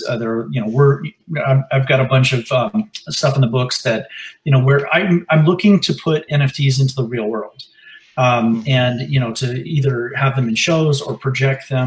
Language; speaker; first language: English; native; English